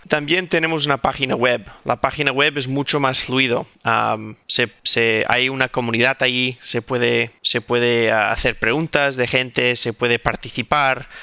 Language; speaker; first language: Spanish; non-native, local second language; Catalan